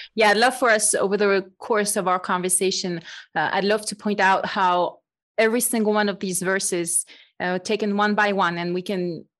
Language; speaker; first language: English; non-native, fluent; French